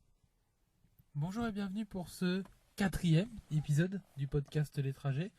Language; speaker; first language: French; native; French